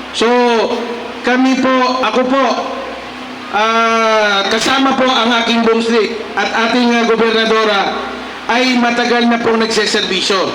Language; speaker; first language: Filipino; non-native, local second language; Maguindanaon